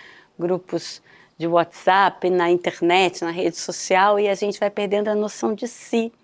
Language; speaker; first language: Portuguese; native; Portuguese